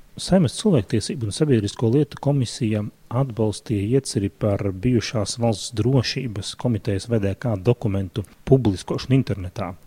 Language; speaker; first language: Latvian; native; Latvian